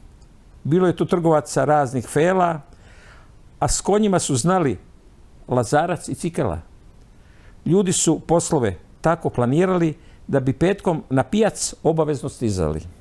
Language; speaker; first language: Croatian; native; Croatian